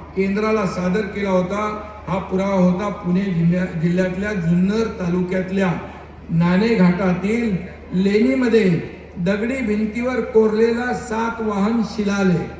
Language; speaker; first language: Marathi; native; Marathi